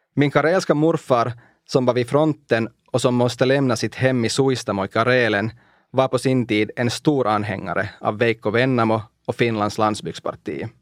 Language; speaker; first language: Swedish; non-native, local second language; Finnish